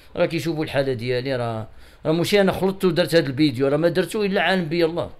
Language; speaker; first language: Arabic; native; Arabic